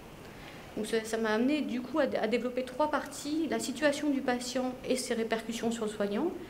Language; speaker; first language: French; native; French